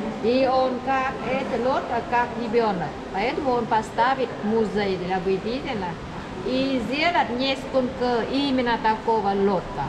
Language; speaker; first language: Russian; non-native, learner; Vietnamese